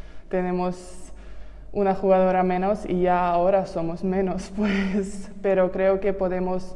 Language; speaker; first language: Spanish; non-native, learner; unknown